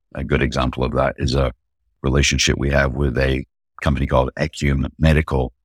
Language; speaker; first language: English; native; English